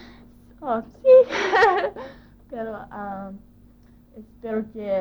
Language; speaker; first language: Spanish; non-native, learner; English